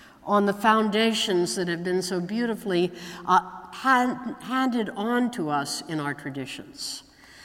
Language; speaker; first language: English; native; English